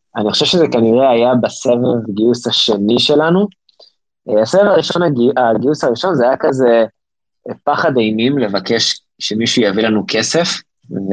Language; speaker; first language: Hebrew; native; Hebrew